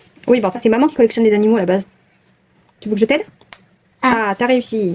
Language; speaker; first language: French; native; French